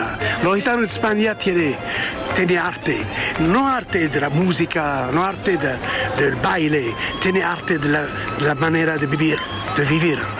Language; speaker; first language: Spanish; non-native, learner; French